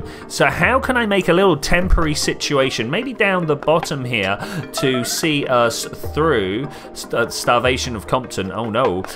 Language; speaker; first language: English; native; English